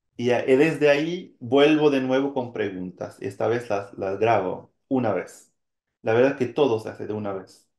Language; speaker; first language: Spanish; non-native, fluent; French